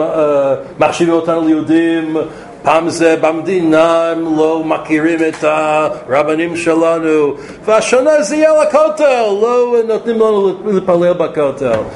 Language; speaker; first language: Hebrew; non-native, fluent; English